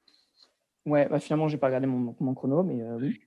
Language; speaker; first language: French; native; French